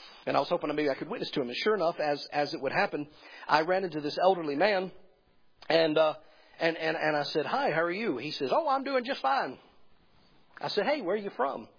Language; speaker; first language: English; native; English